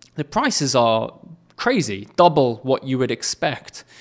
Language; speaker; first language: English; native; English